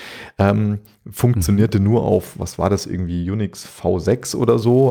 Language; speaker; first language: German; native; German